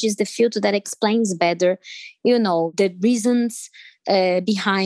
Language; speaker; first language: English; non-native, fluent; Portuguese